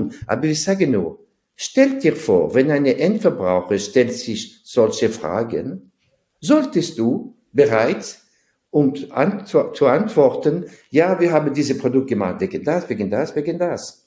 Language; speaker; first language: German; non-native, fluent; French